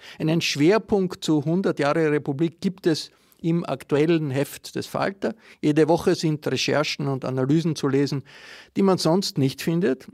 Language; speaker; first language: German; native; German